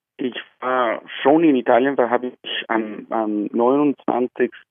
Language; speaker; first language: German; non-native, learner; Albanian